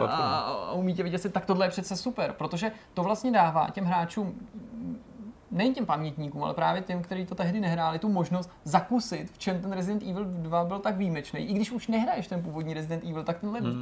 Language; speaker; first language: Czech; native; Czech